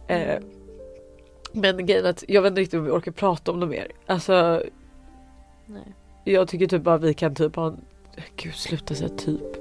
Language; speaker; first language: Swedish; native; Swedish